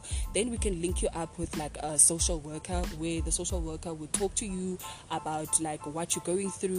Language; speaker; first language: English; non-native, local second language; Xhosa